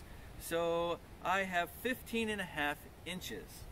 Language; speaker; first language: English; native; English